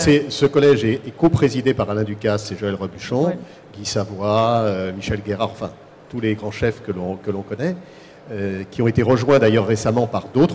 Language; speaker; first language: French; native; French